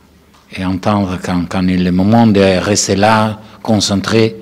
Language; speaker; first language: French; non-native, learner; Italian